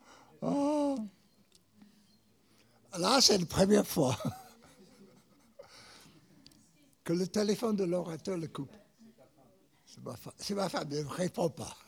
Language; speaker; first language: French; non-native, fluent; English